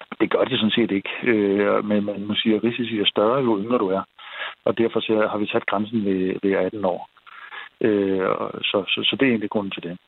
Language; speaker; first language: Danish; native; Danish